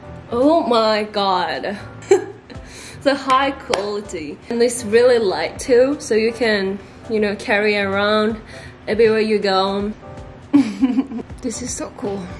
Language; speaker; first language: English; non-native, fluent; Japanese